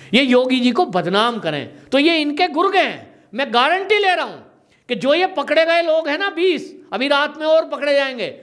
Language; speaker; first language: Hindi; native; Hindi